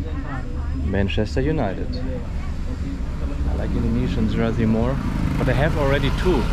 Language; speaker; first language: English; non-native, fluent; German